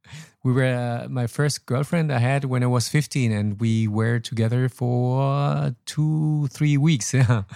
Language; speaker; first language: English; non-native, fluent; German